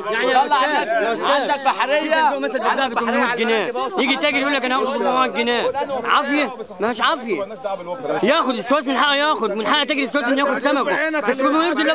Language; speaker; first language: Arabic; native; Arabic